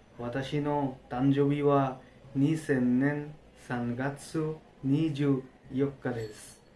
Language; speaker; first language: Japanese; non-native, learner; Bangla